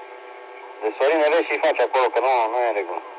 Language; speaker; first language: Romanian; native; Romanian